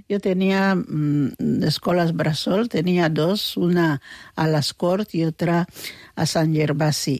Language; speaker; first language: Catalan; non-native, fluent; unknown